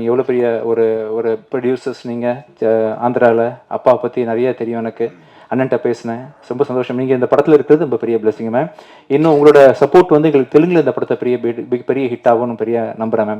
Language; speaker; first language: Tamil; native; Tamil